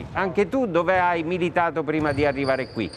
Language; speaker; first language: Italian; native; Italian